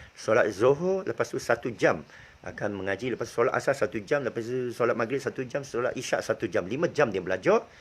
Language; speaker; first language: Malay; native; Malay